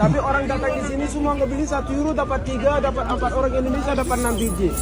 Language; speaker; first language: Indonesian; non-native, learner; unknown